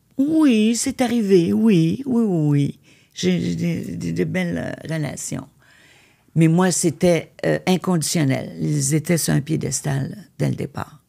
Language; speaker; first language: French; native; French